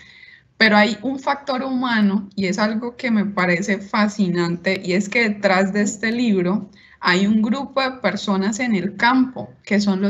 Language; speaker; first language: Spanish; native; Spanish